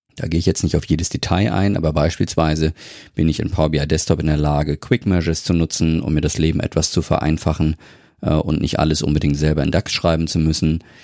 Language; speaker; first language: German; native; German